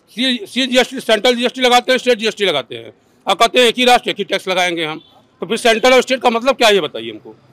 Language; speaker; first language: Hindi; native; Hindi